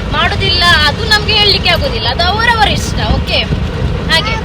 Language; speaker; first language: Kannada; native; Kannada